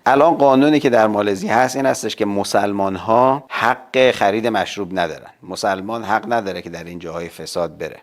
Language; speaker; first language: Persian; native; Persian